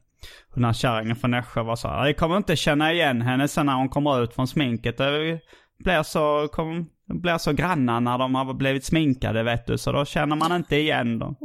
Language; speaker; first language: Swedish; native; Swedish